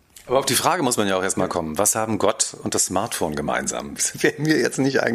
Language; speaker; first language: German; native; German